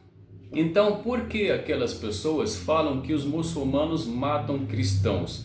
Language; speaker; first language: Portuguese; non-native, learner; Arabic